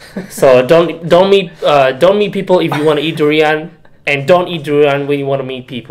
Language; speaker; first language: English; non-native, fluent; Indonesian